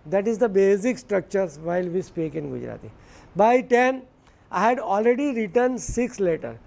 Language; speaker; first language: English; non-native, local second language; Gujarati